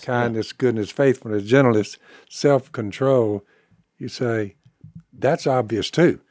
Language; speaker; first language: English; native; English